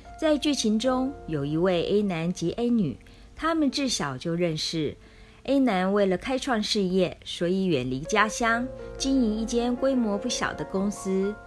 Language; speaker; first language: Chinese; native; Chinese